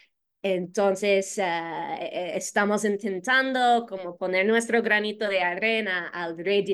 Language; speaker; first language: Spanish; non-native, fluent; English